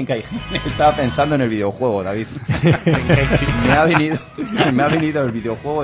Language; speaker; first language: Spanish; native; Spanish